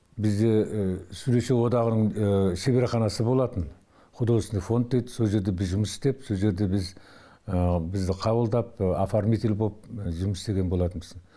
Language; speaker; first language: Kazakh; native; Kazakh